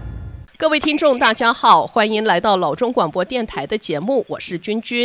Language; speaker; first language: Chinese; native; Chinese